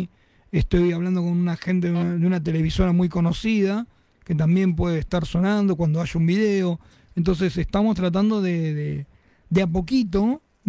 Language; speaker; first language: Spanish; native; Spanish